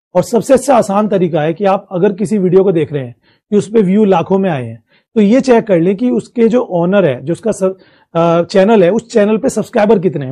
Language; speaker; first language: Hindi; native; Hindi